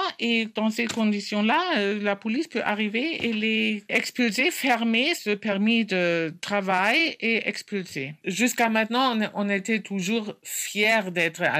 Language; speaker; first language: French; non-native, fluent; German